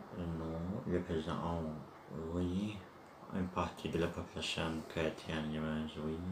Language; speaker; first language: French; non-native, learner; Turkish